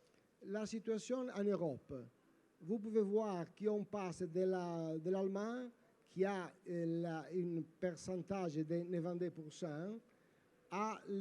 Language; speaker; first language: French; non-native, learner; Italian